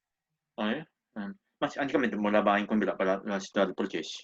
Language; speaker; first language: Portuguese; non-native, learner; Japanese